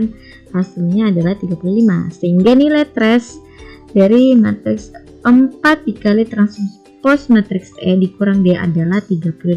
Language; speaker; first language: Indonesian; native; Indonesian